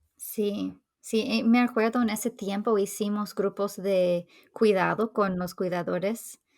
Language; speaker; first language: Spanish; non-native, fluent; English